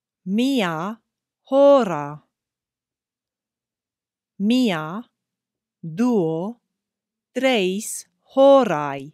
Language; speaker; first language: Greek; non-native, fluent; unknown